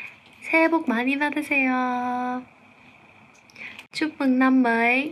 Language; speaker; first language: Korean; non-native, fluent; English